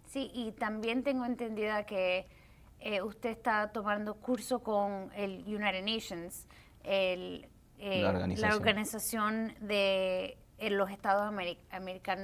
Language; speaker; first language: Spanish; early bilingual, heritage; Spanish